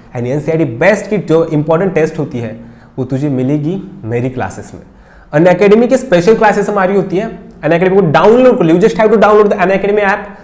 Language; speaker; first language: Hindi; non-native, local second language; Marathi